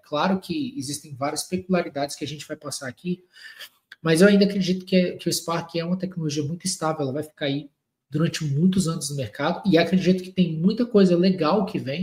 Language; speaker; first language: Portuguese; native; Portuguese